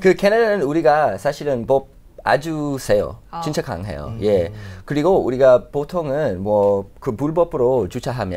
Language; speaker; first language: Korean; non-native, fluent; English